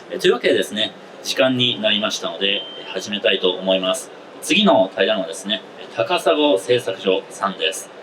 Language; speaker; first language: Japanese; native; Japanese